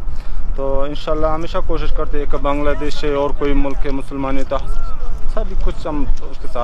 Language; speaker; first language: Hindi; non-native, learner; Pashto